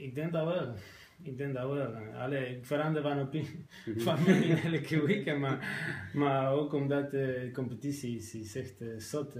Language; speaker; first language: Dutch; non-native, fluent; Spanish